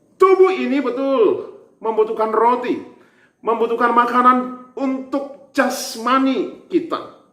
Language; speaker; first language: Indonesian; native; Indonesian